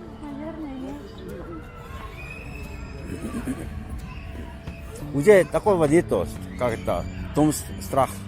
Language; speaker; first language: Russian; non-native, learner; Korean